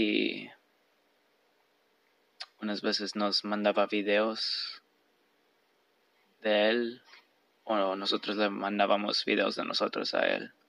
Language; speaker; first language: Spanish; early bilingual, heritage; Spanish